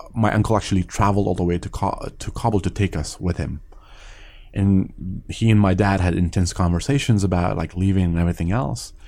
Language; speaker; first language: English; early bilingual, other home language; Persian